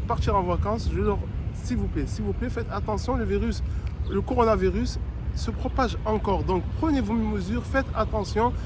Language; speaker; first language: French; non-native, local second language; Arabic